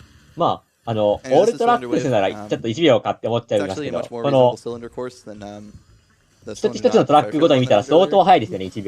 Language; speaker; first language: Japanese; native; Japanese